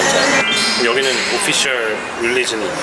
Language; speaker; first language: Korean; native; Korean